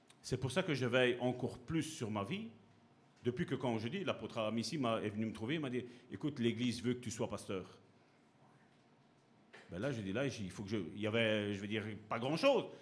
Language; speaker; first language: French; native; French